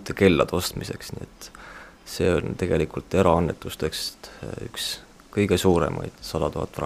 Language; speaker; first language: Estonian; native; Estonian